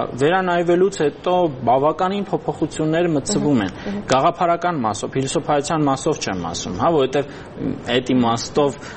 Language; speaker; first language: Armenian; native; Armenian